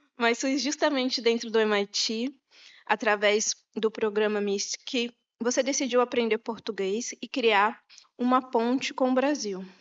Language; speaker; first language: Portuguese; native; Portuguese